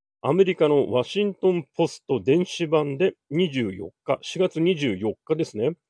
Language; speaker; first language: Japanese; native; Japanese